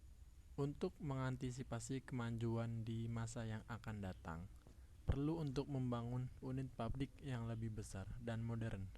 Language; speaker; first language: Indonesian; native; Indonesian